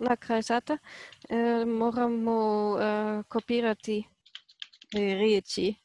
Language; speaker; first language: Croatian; non-native, learner; Polish